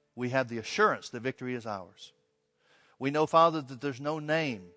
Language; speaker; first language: English; native; English